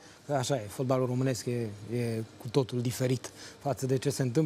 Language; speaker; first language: Romanian; native; Romanian